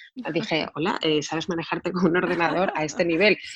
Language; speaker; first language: Spanish; native; Spanish